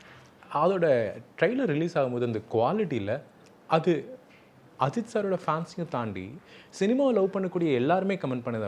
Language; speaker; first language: Tamil; native; Tamil